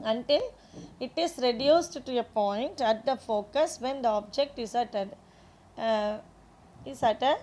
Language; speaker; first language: English; non-native, local second language; Tamil